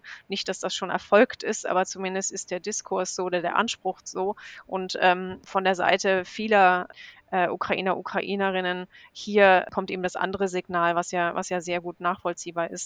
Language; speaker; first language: German; native; German